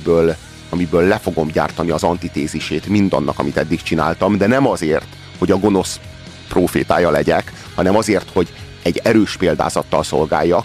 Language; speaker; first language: Hungarian; native; Hungarian